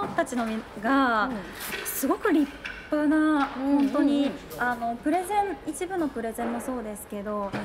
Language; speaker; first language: Japanese; native; Japanese